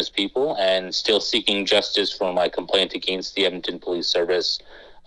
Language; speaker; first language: English; native; English